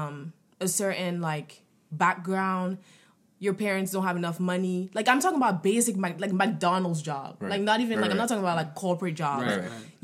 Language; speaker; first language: English; non-native, fluent; French